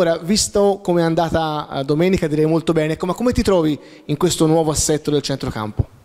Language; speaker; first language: Italian; native; Italian